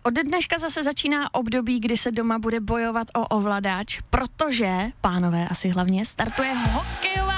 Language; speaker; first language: Czech; native; Czech